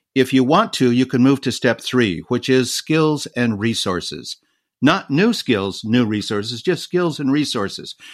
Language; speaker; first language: English; native; English